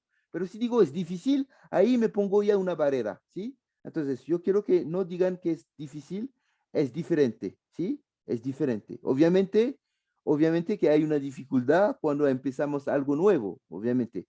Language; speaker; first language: Spanish; non-native, fluent; French